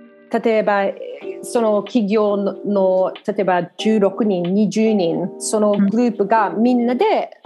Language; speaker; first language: Japanese; non-native, fluent; English